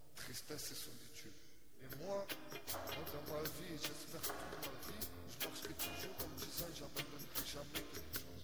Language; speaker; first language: French; native; French